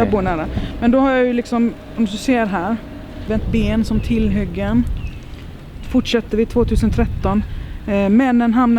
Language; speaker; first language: Swedish; native; Swedish